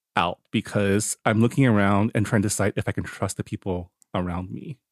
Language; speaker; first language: English; native; English